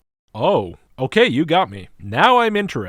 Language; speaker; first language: English; native; English